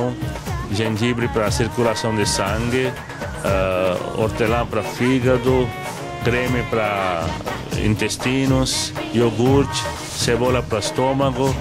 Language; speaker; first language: Portuguese; non-native, fluent; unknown